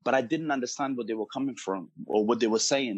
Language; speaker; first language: English; early bilingual, other home language; Portuguese